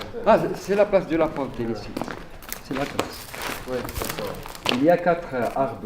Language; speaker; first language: French; non-native, learner; Arabic